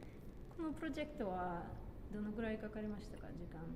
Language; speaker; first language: Japanese; non-native, fluent; Russian